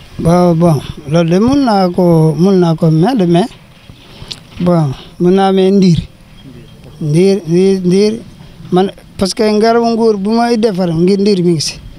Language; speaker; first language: Wolof; non-native, fluent; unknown